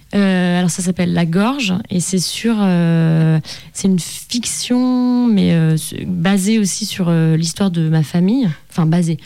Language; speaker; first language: French; native; French